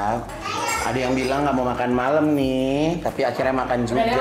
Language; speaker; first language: Indonesian; native; Indonesian